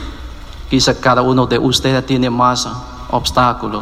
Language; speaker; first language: Spanish; non-native, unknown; Vietnamese